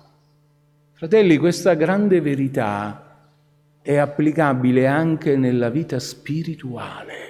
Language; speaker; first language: Italian; native; Italian